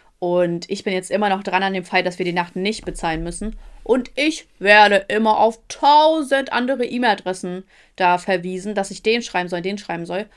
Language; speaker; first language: German; early bilingual, other home language; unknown